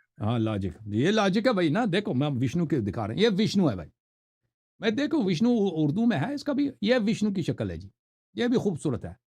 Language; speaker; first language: Urdu; non-native, fluent; Persian